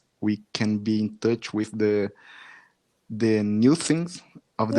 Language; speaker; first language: English; non-native, fluent; Portuguese